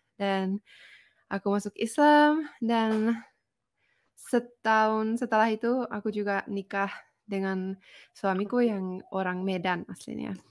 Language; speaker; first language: Indonesian; non-native, fluent; Finnish